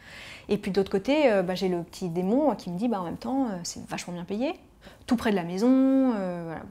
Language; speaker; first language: French; native; French